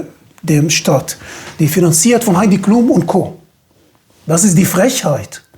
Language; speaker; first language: German; non-native, fluent; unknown